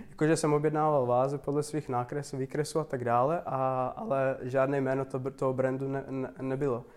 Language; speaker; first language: Czech; non-native, fluent; Turkmen